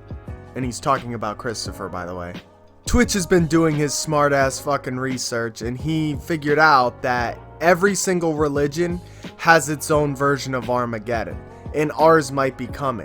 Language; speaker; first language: English; native; English